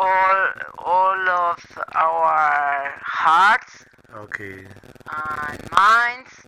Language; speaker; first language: English; non-native, learner; Spanish